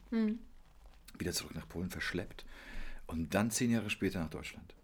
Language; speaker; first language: German; early bilingual, other home language; Polish